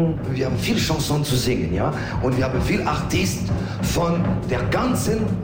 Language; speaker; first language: German; non-native, learner; French